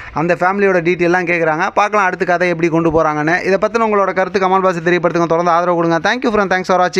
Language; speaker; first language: Tamil; native; Tamil